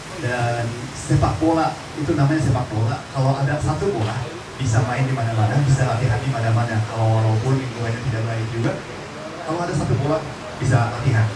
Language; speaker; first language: Indonesian; early bilingual, heritage; Japanese